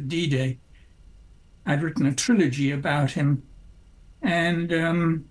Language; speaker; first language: English; native; English